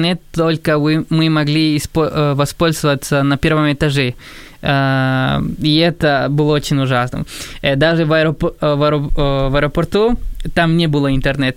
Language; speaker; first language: Russian; non-native, fluent; Spanish